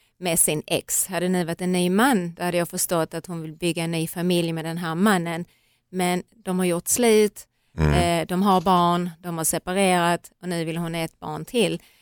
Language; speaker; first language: Swedish; native; Swedish